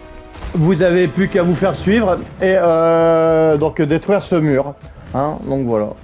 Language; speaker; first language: French; native; French